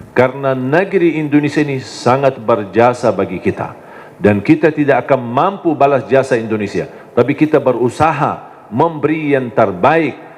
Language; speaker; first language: Indonesian; non-native, fluent; Arabic